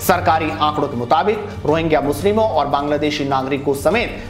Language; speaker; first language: Hindi; native; Hindi